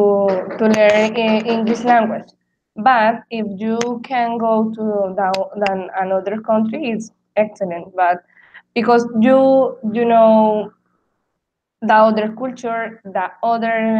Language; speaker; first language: English; non-native, learner; Spanish